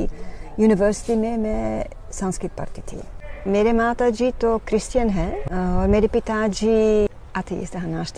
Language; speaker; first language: Hindi; non-native, learner; Dutch